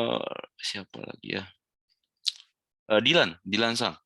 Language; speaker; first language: Indonesian; native; Indonesian